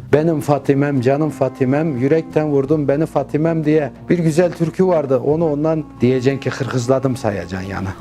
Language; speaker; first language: Turkish; early bilingual, heritage; Turkish